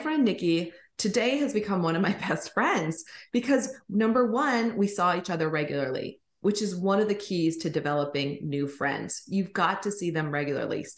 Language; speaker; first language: English; native; English